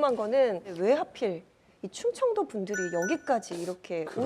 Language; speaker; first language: Korean; native; Korean